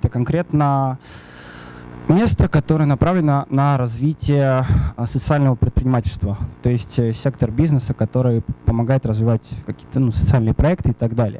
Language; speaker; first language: Russian; native; Russian